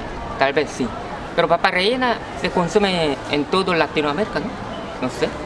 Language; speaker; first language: Spanish; non-native, fluent; Korean